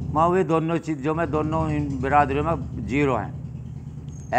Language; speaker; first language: Hindi; native; Hindi